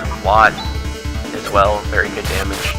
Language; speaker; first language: English; native; English